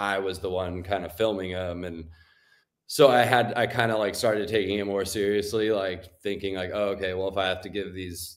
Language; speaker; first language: English; native; English